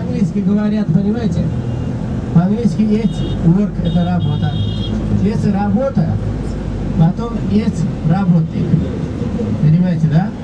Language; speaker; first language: Russian; non-native, learner; Nepali